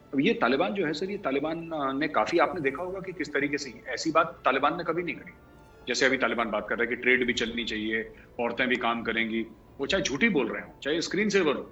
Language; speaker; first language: Hindi; native; Hindi